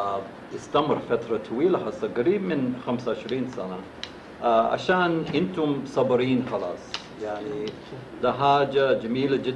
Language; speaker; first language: Arabic; non-native, fluent; English